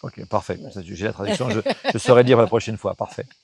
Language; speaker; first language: French; native; French